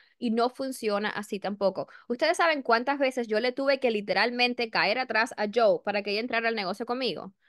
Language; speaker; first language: Spanish; early bilingual, heritage; Spanish